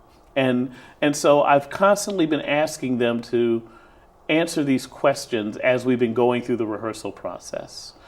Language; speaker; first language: English; native; English